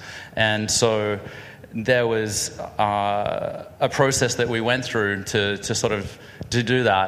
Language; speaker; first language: English; native; English